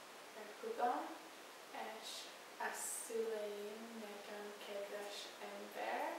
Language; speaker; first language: Hungarian; non-native, learner; English